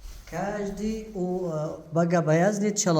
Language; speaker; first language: Russian; non-native, learner; Arabic